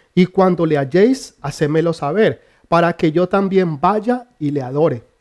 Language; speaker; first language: Spanish; early bilingual, heritage; Spanish